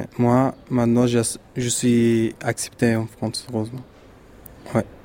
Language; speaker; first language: French; non-native, learner; Persian